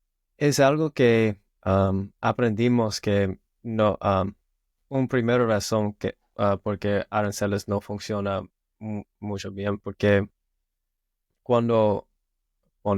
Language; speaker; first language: Spanish; non-native, learner; English